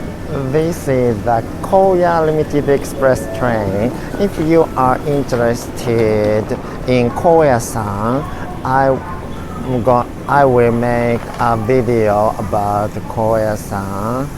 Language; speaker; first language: English; non-native, learner; Japanese